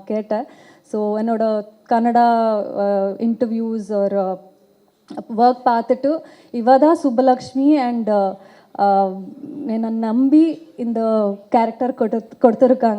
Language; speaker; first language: Tamil; non-native, learner; Kannada